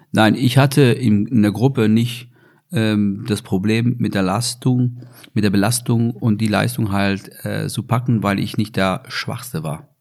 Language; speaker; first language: German; non-native, fluent; English